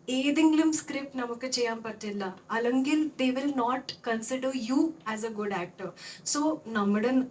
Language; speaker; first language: Malayalam; non-native, local second language; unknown